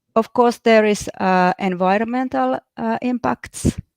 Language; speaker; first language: English; non-native, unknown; Finnish